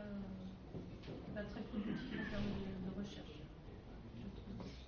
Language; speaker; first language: French; native; French